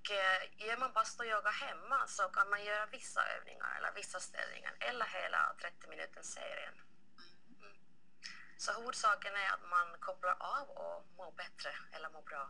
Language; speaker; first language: Swedish; non-native, local second language; Finnish